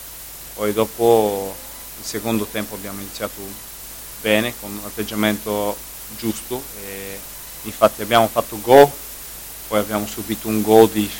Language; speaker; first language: Italian; non-native, fluent; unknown